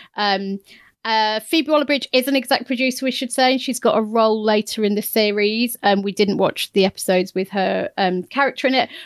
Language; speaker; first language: English; native; English